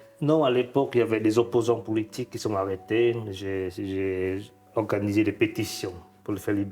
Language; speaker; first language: French; non-native, fluent; Vietnamese